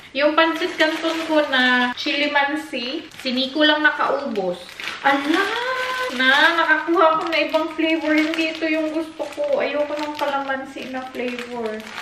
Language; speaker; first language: Filipino; non-native, local second language; Cebuano